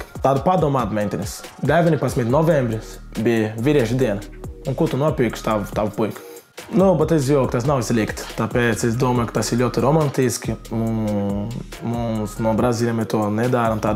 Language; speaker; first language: Latvian; non-native, learner; Portuguese